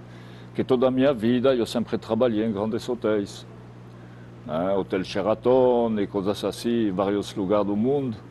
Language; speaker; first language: Portuguese; non-native, fluent; French